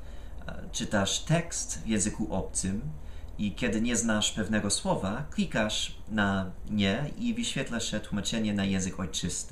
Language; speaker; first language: Polish; non-native, fluent; English